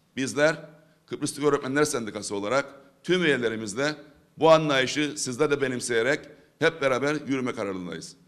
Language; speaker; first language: Turkish; native; Turkish